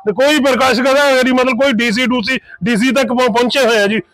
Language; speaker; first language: Punjabi; native; Punjabi